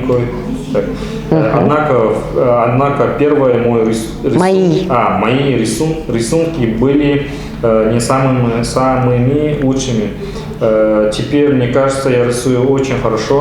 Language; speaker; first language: Russian; non-native, local second language; Kazakh